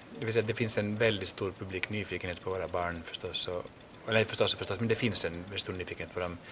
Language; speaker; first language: Swedish; native; Swedish